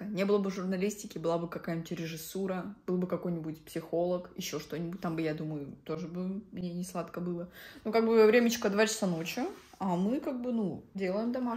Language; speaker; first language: Russian; native; Russian